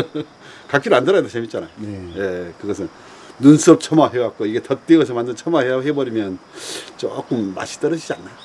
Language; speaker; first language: Korean; native; Korean